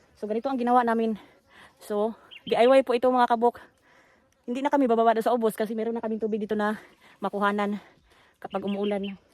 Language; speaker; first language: Filipino; non-native, local second language; Cebuano